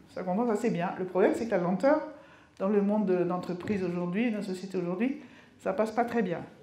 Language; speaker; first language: French; native; French